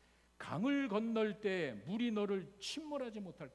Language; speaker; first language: Korean; native; Korean